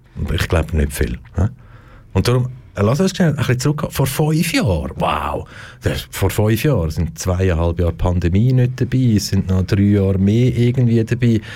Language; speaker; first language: German; native; German